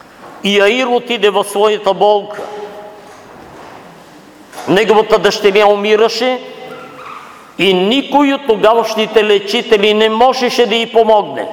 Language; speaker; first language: Bulgarian; native; Bulgarian